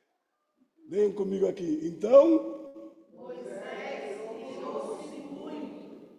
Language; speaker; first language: Portuguese; native; Portuguese